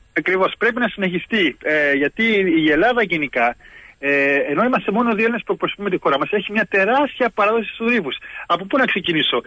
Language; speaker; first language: Greek; early bilingual, heritage; Greek